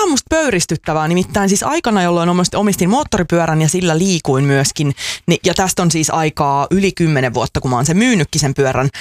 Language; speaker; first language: Finnish; native; Finnish